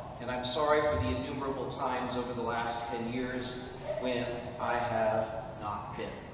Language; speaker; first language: English; native; English